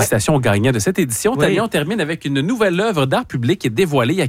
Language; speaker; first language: French; native; French